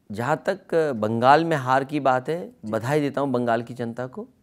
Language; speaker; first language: Hindi; native; Hindi